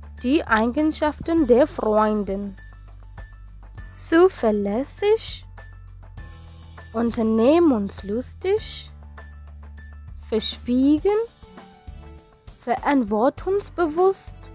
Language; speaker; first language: German; non-native, learner; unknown